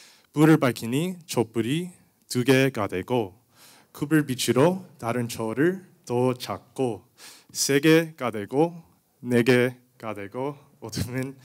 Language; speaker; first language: Korean; non-native, learner; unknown